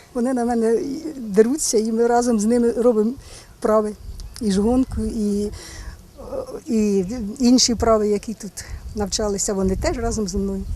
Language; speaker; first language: Ukrainian; native; Ukrainian